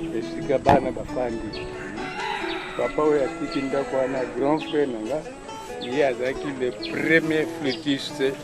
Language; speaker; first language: Lingala; non-native, local second language; Kongo